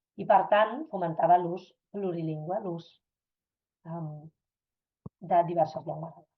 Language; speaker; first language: Catalan; non-native, fluent; German